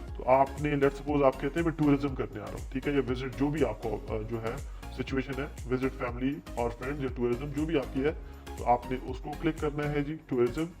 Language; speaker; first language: Urdu; non-native, local second language; Punjabi